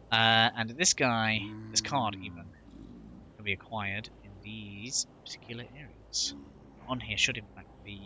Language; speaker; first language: English; native; English